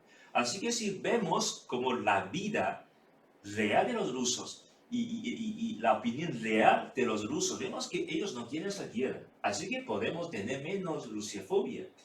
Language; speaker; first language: Spanish; non-native, fluent; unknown